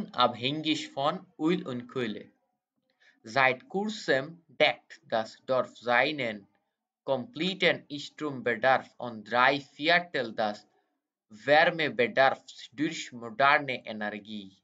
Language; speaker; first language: German; non-native, fluent; Bangla